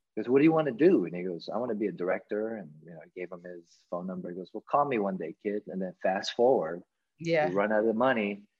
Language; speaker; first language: English; native; English